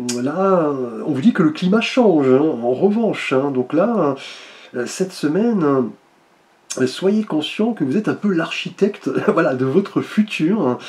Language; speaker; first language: French; native; French